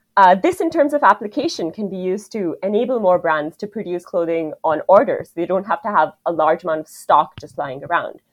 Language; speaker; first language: English; non-native, local second language; Hindi